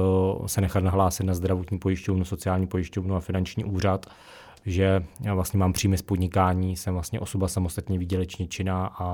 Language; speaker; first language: Czech; native; Czech